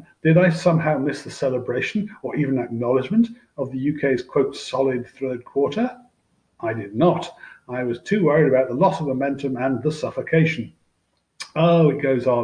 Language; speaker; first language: English; native; English